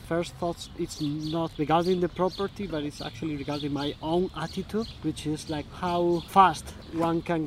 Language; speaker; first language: English; non-native, fluent; Spanish